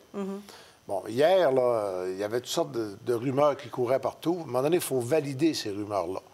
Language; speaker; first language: French; native; French